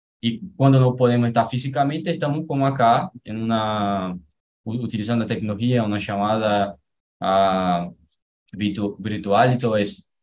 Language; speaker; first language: Spanish; non-native, fluent; Portuguese